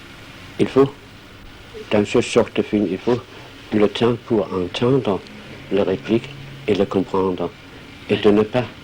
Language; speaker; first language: French; non-native, fluent; Danish